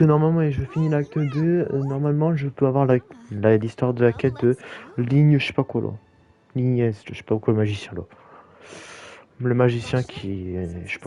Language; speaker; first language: French; native; French